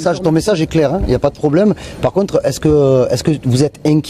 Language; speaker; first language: French; native; French